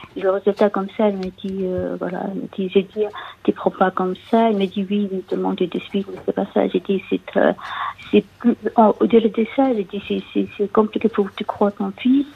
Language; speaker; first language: French; non-native, local second language; Arabic